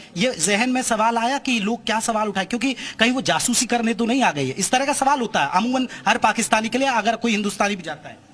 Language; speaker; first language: Hindi; native; Hindi